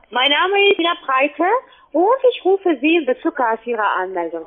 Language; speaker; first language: German; non-native, fluent; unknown